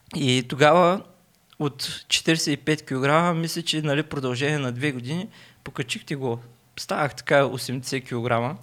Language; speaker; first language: Bulgarian; non-native, local second language; Turkish